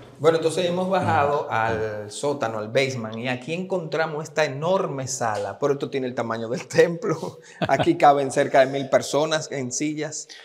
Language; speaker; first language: Spanish; native; Spanish